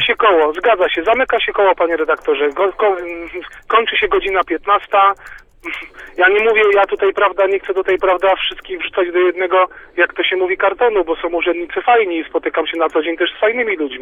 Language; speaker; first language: Polish; native; Polish